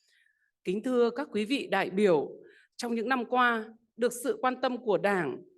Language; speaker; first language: Vietnamese; native; Vietnamese